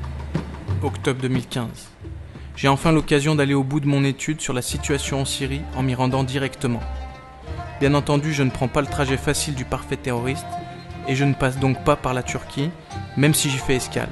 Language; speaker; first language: French; native; French